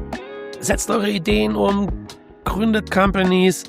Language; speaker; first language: German; native; German